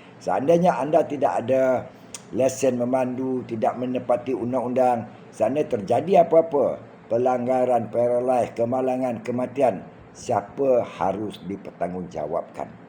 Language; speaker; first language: Malay; native; Malay